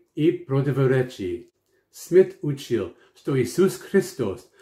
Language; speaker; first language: Russian; non-native, fluent; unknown